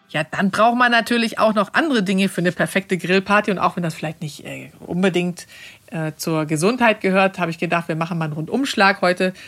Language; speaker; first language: German; non-native, fluent; Swedish